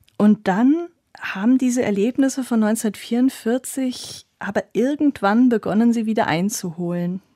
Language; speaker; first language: German; native; German